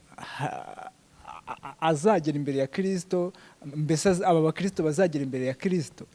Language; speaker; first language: Kinyarwanda; native; Kinyarwanda